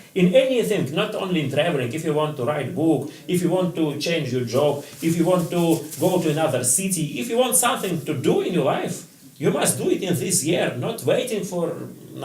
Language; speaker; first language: English; non-native, learner; Russian